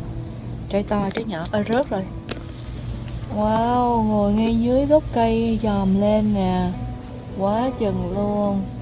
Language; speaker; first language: Vietnamese; native; Vietnamese